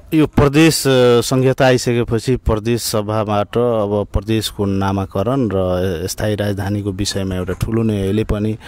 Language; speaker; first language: Nepali; non-native, local second language; Bhojpuri